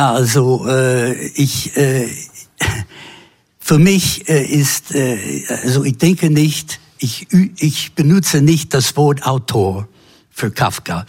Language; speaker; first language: German; non-native, fluent; English